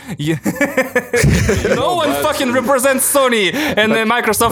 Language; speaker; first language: English; non-native, fluent; Russian